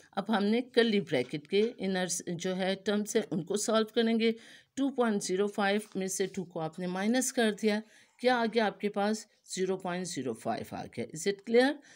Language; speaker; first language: Urdu; native; Urdu